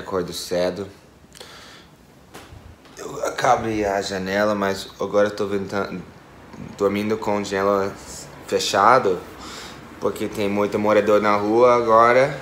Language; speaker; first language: Portuguese; non-native, fluent; English